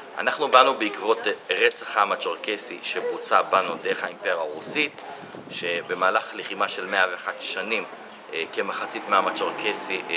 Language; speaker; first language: Hebrew; non-native, local second language; Adyghe